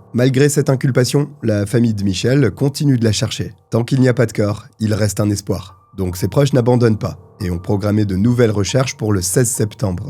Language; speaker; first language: French; native; French